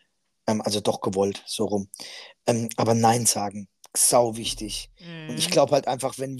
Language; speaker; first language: German; native; German